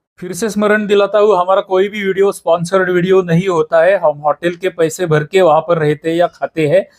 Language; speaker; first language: Hindi; non-native, local second language; Marathi